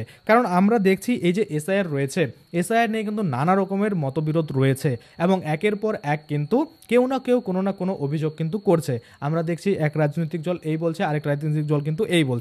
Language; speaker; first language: Bangla; native; Bangla